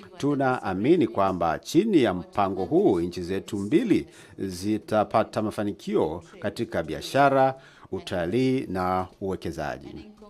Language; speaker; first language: Swahili; native; Swahili